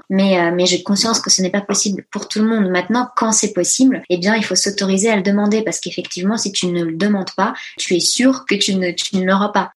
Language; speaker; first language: French; early bilingual, other home language; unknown